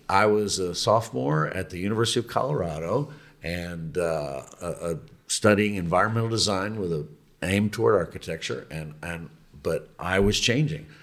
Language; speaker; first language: English; native; English